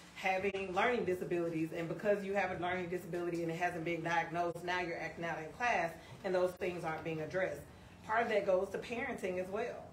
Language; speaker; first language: English; native; English